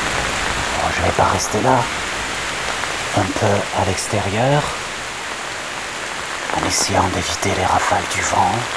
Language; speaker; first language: French; native; French